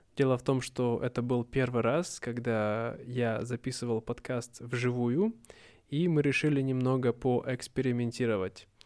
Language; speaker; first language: Russian; native; Russian